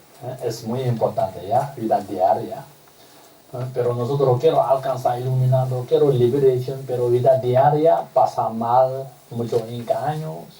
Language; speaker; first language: Spanish; non-native, learner; Tibetan